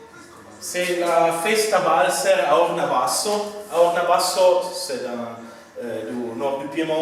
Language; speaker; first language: French; non-native, fluent; Italian